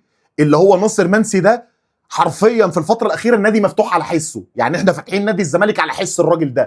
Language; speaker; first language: Arabic; native; Arabic